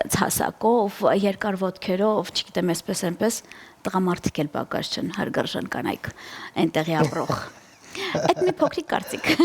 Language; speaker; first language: Armenian; native; Armenian